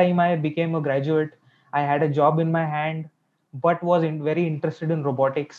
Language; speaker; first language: English; non-native, local second language; Marathi